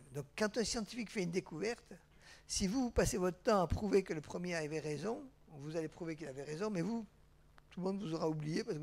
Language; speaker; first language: French; native; French